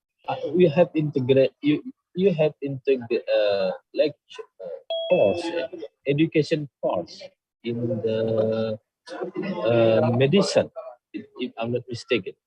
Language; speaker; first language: English; non-native, learner; Indonesian